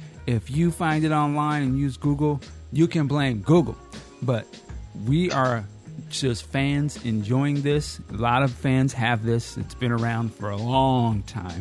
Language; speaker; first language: English; native; English